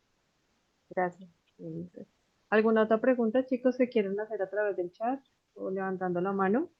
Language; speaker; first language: Spanish; native; Spanish